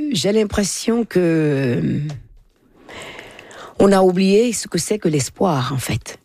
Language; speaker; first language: French; non-native, local second language; Fon